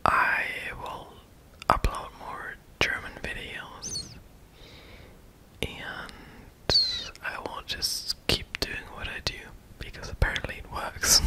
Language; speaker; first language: English; non-native, fluent; German